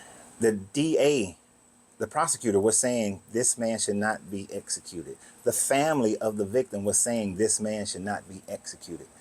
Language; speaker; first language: English; native; English